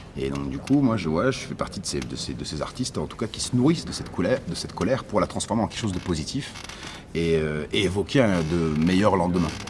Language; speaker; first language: French; early bilingual, other home language; Arabic